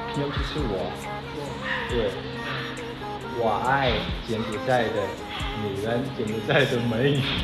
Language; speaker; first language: Chinese; non-native, learner; Khmer